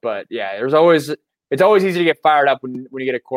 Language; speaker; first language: English; native; English